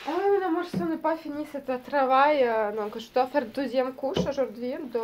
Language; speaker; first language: French; non-native, learner; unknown